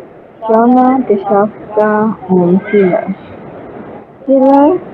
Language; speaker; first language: German; non-native, learner; Indonesian